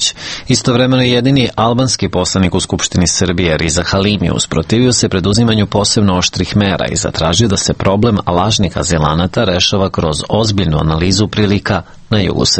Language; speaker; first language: Serbian; native; Serbian